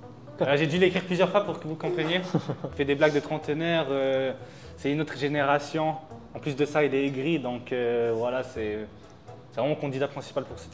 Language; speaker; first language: French; native; French